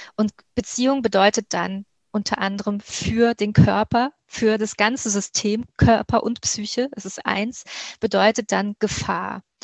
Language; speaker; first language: German; native; German